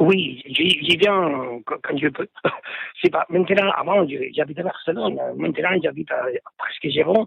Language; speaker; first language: French; non-native, fluent; Spanish